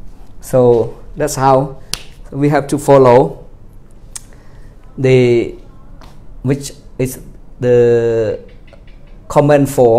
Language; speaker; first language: English; non-native, fluent; Khmer